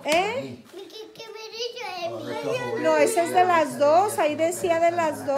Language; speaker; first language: Spanish; native; Spanish